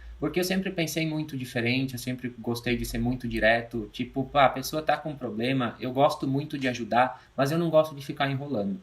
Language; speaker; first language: Portuguese; native; Portuguese